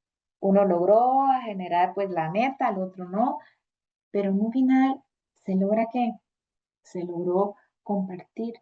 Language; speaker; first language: Spanish; native; Spanish